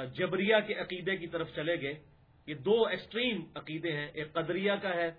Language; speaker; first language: Urdu; non-native, local second language; Punjabi